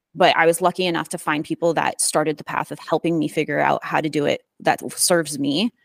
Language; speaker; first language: English; native; English